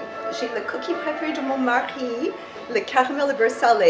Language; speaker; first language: French; non-native, fluent; English